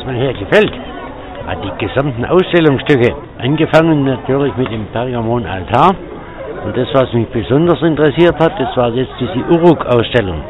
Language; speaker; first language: German; native; German